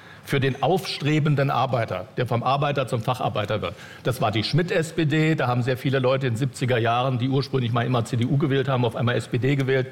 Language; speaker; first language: German; native; German